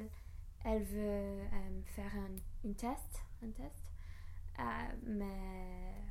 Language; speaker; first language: French; non-native, learner; English